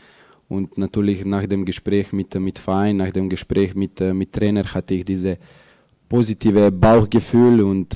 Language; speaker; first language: German; non-native, fluent; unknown